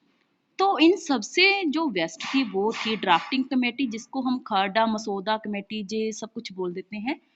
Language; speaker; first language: Hindi; non-native, local second language; Punjabi